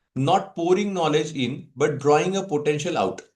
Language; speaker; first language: Hindi; non-native, local second language; Marathi